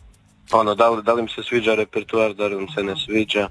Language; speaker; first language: Serbian; native; Serbian